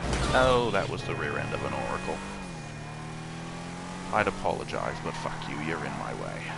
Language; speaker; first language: English; native; English